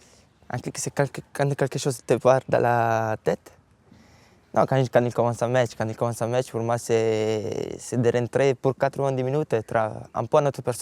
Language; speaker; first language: French; non-native, learner; Italian